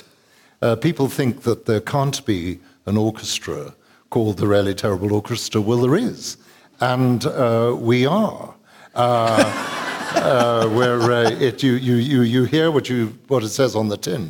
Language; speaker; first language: English; native; English